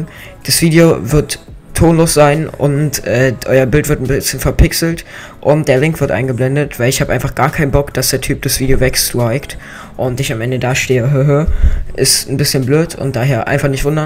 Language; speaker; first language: German; native; German